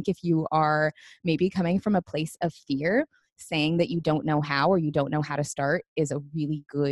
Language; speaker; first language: English; native; English